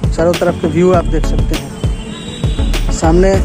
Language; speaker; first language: Hindi; native; Hindi